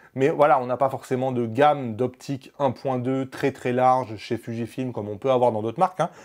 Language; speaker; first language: French; native; French